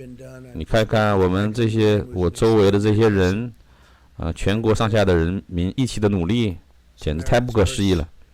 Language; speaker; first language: Chinese; native; Chinese